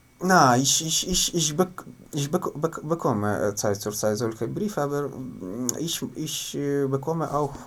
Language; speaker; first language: German; non-native, learner; Ukrainian